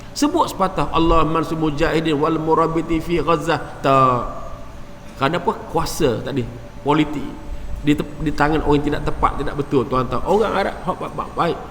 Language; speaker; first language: Malay; native; Malay